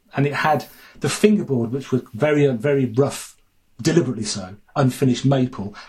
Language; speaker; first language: English; native; English